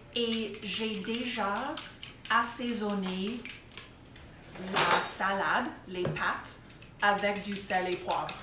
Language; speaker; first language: French; non-native, local second language; English